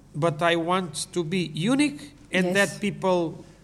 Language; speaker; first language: English; non-native, learner; Portuguese